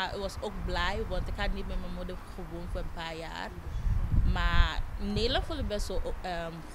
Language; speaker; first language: Dutch; non-native, fluent; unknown